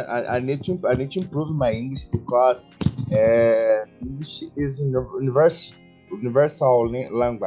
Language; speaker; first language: English; non-native, learner; Portuguese